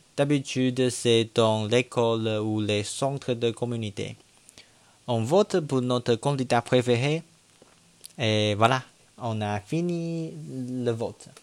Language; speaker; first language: French; non-native, learner; Chinese